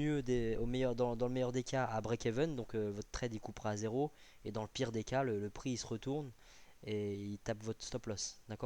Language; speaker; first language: French; native; French